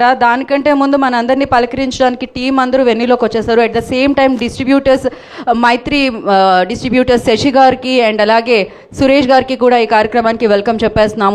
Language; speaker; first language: Telugu; native; Telugu